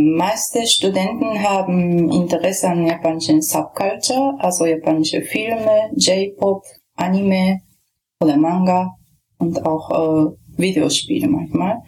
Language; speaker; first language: German; non-native, fluent; Japanese